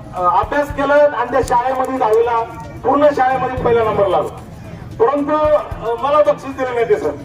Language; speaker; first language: Marathi; native; Marathi